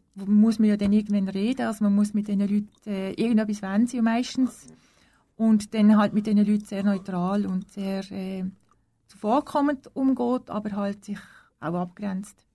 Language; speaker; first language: German; native; German